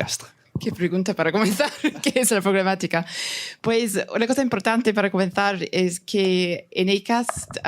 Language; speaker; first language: Spanish; non-native, fluent; English